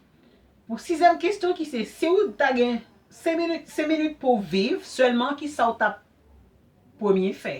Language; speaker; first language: French; non-native, learner; Haitian Creole